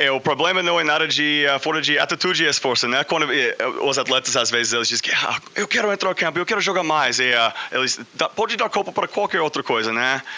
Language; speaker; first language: Portuguese; non-native, learner; English